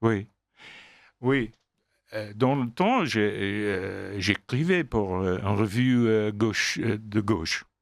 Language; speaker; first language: French; non-native, fluent; English